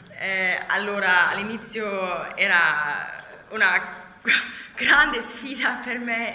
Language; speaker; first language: Italian; non-native, learner; German